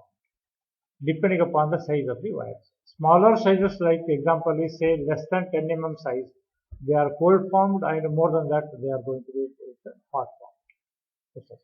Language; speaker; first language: English; non-native, local second language; Kannada